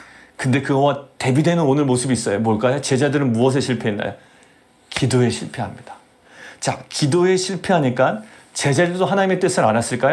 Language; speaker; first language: Korean; native; Korean